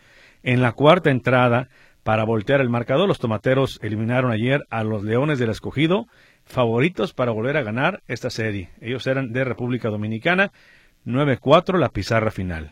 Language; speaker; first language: Spanish; native; Spanish